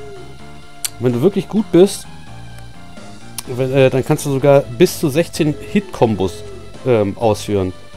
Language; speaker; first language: German; native; German